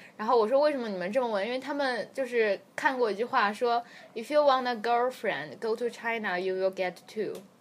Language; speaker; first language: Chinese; native; Chinese